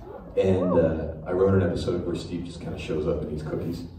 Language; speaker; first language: English; native; English